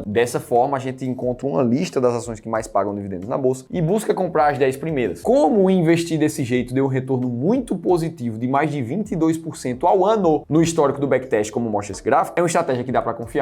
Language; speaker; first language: Portuguese; native; Portuguese